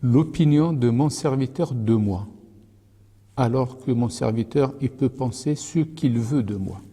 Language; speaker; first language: French; non-native, local second language; Arabic